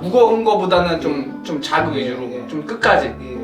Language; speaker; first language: Korean; native; Korean